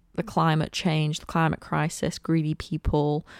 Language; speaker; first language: English; native; English